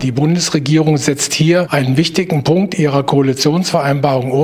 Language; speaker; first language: German; native; German